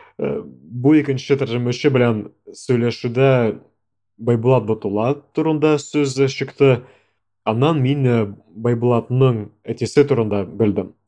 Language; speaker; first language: Tatar; non-native, local second language; Russian